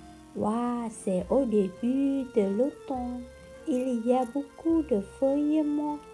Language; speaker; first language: French; non-native, learner; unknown